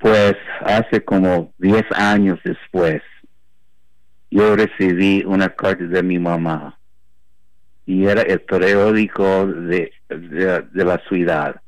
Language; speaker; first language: Spanish; early bilingual, heritage; Spanish